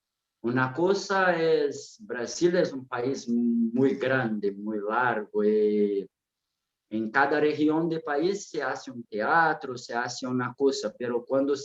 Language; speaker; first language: Spanish; non-native, fluent; Portuguese